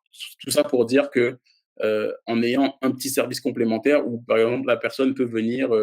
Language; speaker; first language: French; native; French